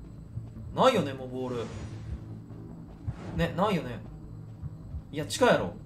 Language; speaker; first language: Japanese; native; Japanese